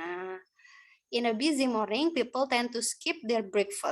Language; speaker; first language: English; non-native, learner; Indonesian